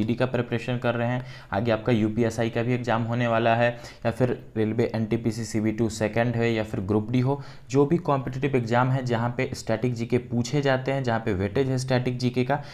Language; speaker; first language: Hindi; native; Hindi